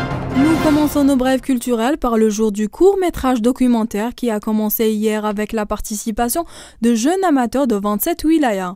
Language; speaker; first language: French; non-native, local second language; Arabic